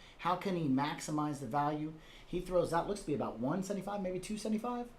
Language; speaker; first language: English; native; English